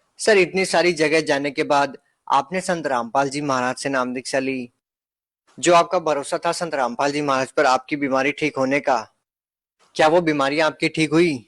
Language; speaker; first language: Hindi; native; Hindi